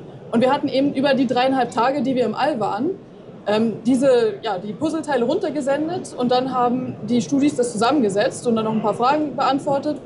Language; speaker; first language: German; native; German